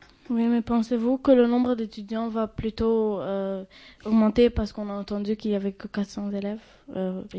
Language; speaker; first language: French; non-native, fluent; Arabic